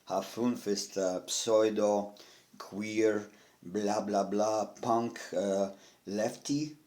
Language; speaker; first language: German; non-native, fluent; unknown